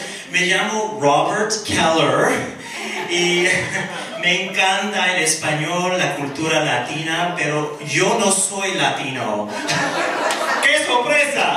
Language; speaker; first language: Spanish; non-native, fluent; English